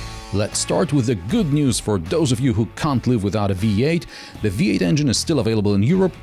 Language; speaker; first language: English; non-native, fluent; Polish